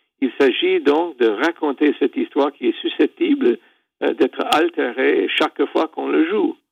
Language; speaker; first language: French; non-native, fluent; English